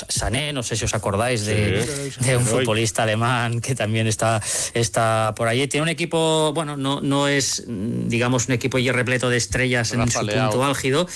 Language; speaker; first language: Spanish; native; Spanish